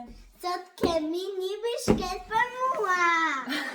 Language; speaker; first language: Albanian; early bilingual, heritage; Albanian